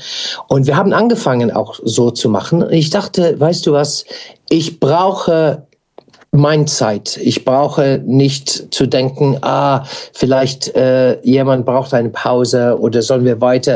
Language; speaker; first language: German; non-native, fluent; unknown